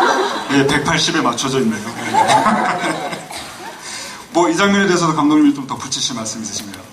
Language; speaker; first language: Korean; native; Korean